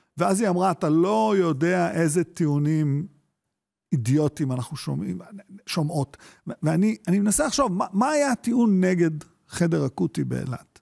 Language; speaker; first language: Hebrew; native; Hebrew